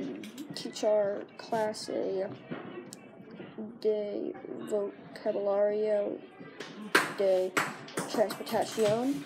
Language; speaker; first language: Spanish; non-native, learner; English